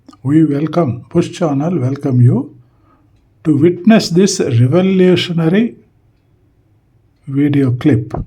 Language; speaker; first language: English; non-native, local second language; Tamil